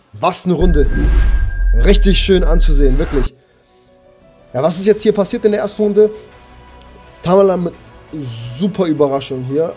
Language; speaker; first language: German; early bilingual, other home language; Armenian